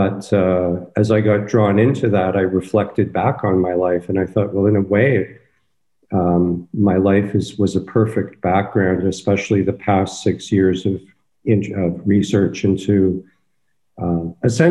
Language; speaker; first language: English; native; English